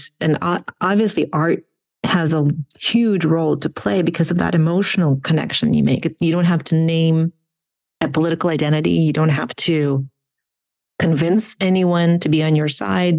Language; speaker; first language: English; non-native, fluent; Russian